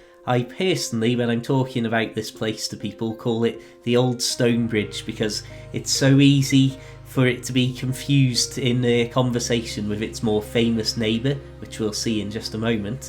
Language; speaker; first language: English; native; English